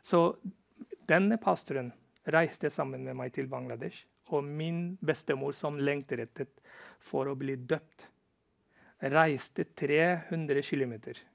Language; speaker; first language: Norwegian; non-native, fluent; Rohingya